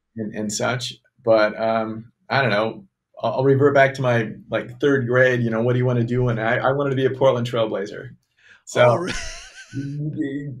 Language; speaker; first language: English; native; English